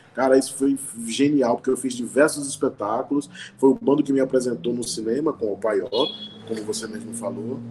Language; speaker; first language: Portuguese; native; Portuguese